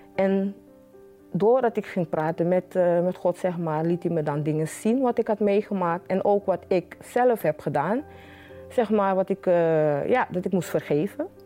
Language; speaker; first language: Dutch; native; Dutch